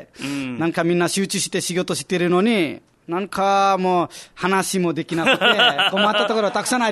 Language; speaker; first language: Japanese; non-native, fluent; Nepali